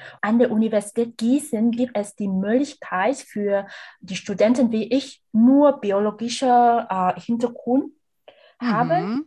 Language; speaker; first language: German; non-native, learner; Vietnamese